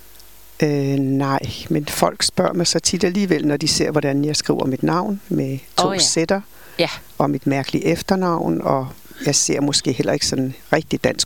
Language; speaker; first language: Danish; native; Danish